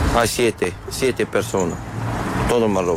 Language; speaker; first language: Spanish; non-native, learner; Arabic